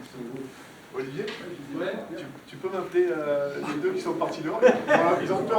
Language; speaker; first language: French; native; French